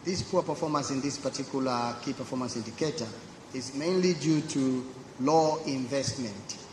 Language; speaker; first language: English; non-native, local second language; Swahili